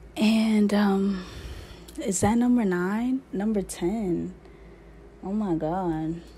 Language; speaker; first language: English; native; English